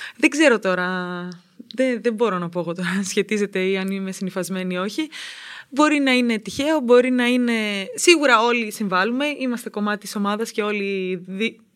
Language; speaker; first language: Greek; native; Greek